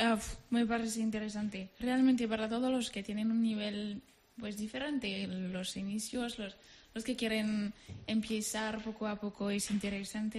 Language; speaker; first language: Spanish; non-native, learner; French